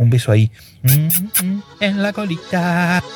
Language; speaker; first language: Spanish; native; Spanish